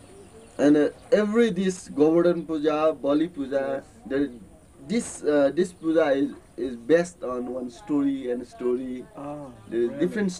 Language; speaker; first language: English; non-native, learner; Newari